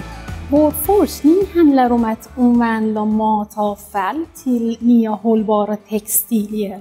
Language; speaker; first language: Swedish; non-native, fluent; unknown